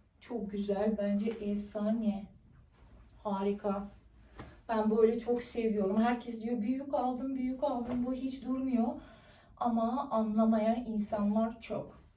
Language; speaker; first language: Turkish; non-native, fluent; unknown